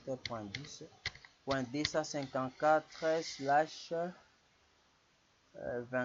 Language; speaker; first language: French; non-native, local second language; Lingala